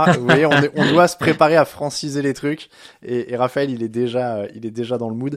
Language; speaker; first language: French; native; French